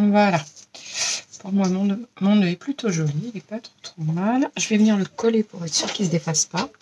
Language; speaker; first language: French; native; French